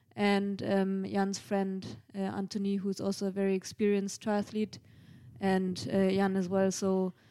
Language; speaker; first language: English; non-native, fluent; German